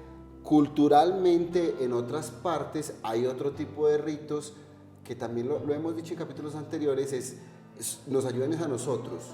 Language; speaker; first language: Spanish; native; Spanish